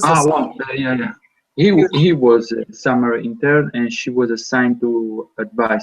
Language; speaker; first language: English; non-native, learner; Italian